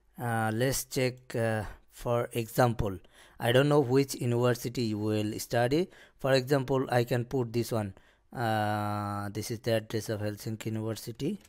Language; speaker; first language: English; non-native, local second language; Bangla